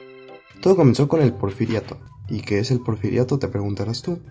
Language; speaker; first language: Spanish; native; Spanish